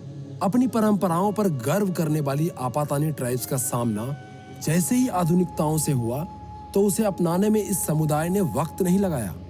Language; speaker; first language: Hindi; native; Hindi